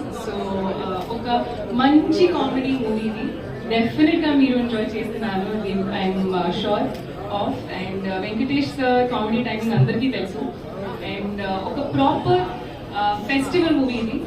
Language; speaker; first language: Telugu; non-native, local second language; Hindi